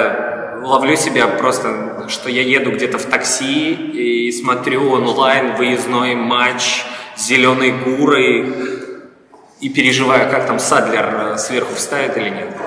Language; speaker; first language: Russian; native; Russian